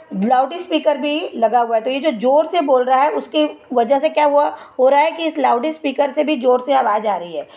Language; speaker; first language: Hindi; non-native, local second language; Marathi